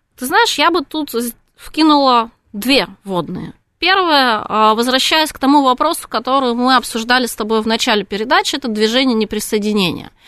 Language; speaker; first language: Russian; native; Russian